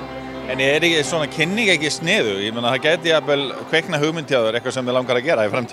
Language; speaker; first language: Icelandic; native; Icelandic